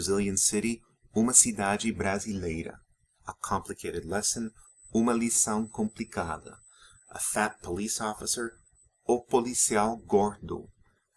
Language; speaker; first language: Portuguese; non-native, fluent; English